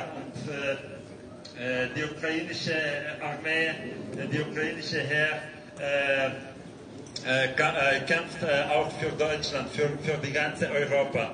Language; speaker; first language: German; non-native, fluent; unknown